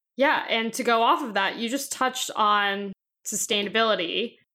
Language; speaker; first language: English; native; English